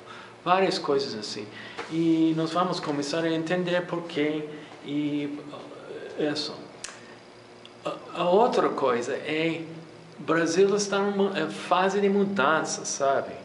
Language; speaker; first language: Portuguese; non-native, fluent; English